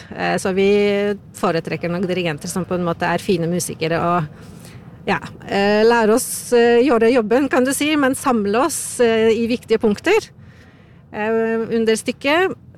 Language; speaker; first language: Norwegian; non-native, fluent; Polish